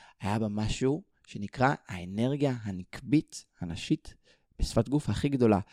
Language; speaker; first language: Hebrew; native; Hebrew